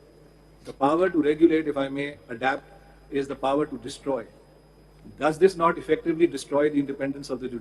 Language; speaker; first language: English; non-native, local second language; Urdu